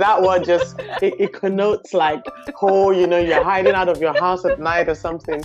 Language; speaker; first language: English; non-native, local second language; Yoruba